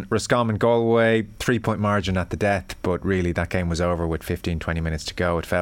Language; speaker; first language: English; native; English